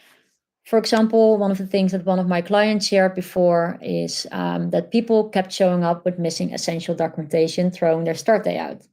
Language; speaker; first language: English; non-native, fluent; Dutch